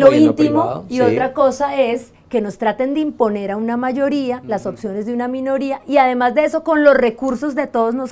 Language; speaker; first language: Spanish; native; Spanish